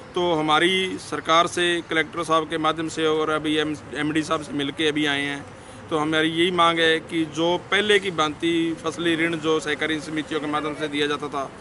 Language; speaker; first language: Hindi; native; Hindi